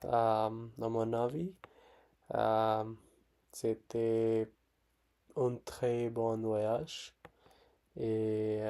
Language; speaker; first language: French; non-native, learner; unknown